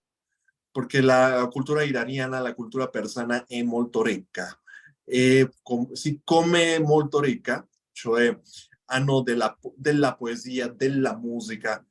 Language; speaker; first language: Italian; non-native, fluent; Spanish